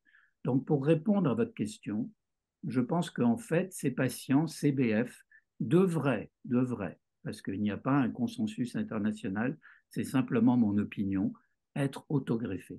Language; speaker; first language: French; native; French